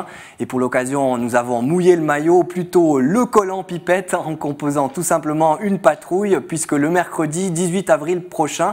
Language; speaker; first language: French; native; French